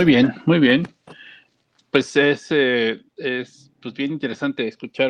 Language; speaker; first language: Spanish; native; Spanish